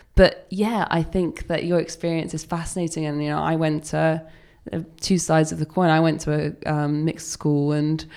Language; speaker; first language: English; native; English